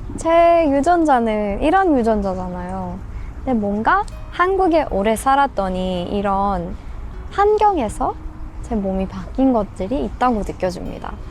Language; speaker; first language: Korean; non-native, fluent; Persian